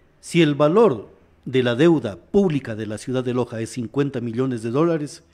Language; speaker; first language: Spanish; native; Spanish